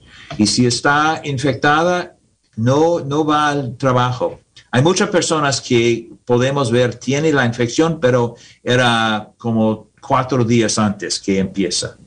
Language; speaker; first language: Spanish; non-native, learner; English